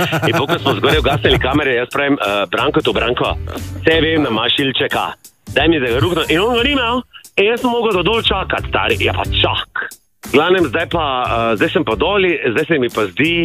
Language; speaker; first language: Slovenian; native; Slovenian